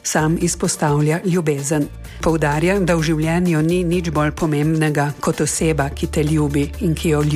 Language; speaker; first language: Slovenian; native; Slovenian